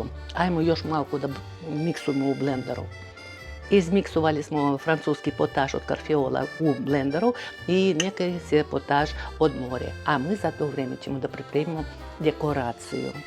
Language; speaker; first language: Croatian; non-native, fluent; Russian